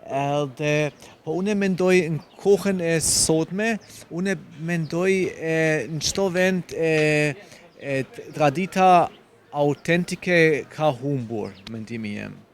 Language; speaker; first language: Albanian; non-native, fluent; German